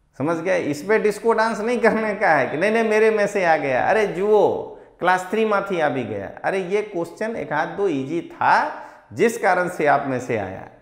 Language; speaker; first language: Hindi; non-native, local second language; Gujarati